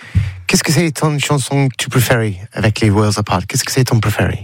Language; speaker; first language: French; non-native, learner; English